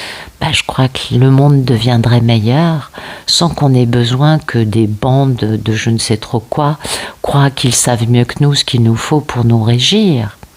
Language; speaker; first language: French; native; French